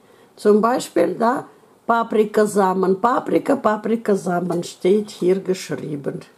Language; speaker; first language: German; non-native, learner; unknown